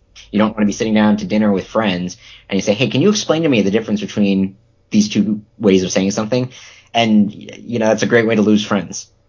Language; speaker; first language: English; native; English